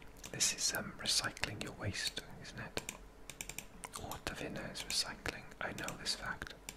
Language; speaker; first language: English; non-native, local second language; Welsh